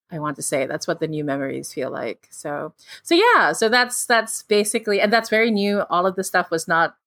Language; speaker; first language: English; non-native, local second language; Filipino